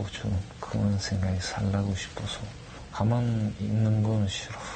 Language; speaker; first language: Korean; non-native, learner; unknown